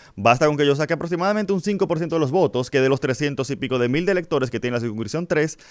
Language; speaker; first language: Spanish; native; Spanish